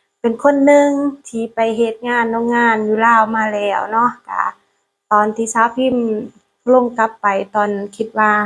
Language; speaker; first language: Thai; non-native, learner; Lao